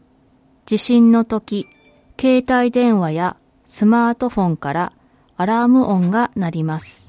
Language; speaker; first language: Japanese; native; Japanese